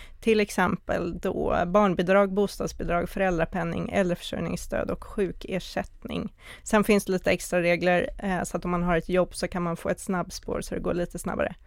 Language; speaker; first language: Swedish; native; Swedish